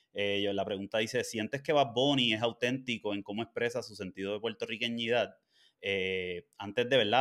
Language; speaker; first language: Spanish; native; Spanish